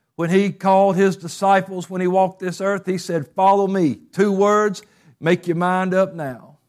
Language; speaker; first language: English; native; English